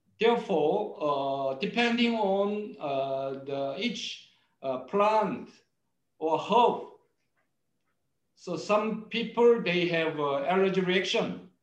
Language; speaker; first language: English; non-native, learner; Korean